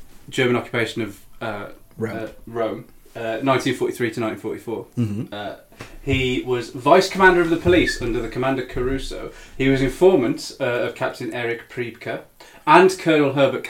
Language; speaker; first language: English; native; English